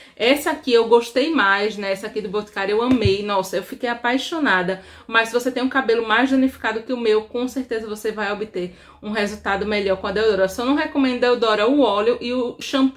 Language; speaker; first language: Portuguese; native; Portuguese